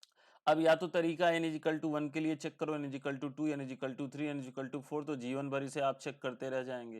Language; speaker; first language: Hindi; native; Hindi